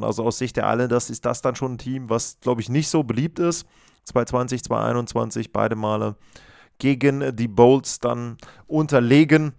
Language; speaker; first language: German; native; German